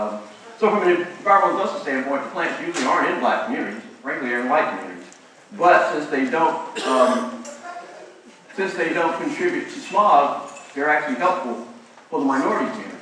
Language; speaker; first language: English; native; English